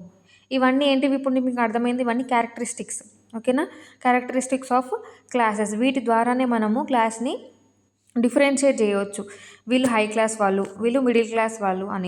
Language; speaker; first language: Telugu; native; Telugu